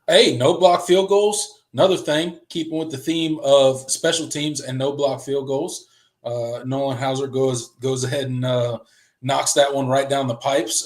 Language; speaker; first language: English; native; English